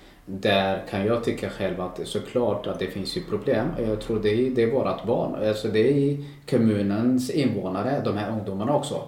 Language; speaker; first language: Swedish; non-native, local second language; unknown